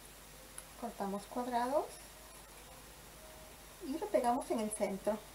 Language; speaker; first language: Spanish; native; Spanish